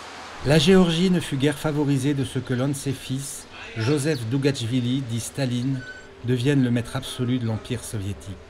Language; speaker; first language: French; native; French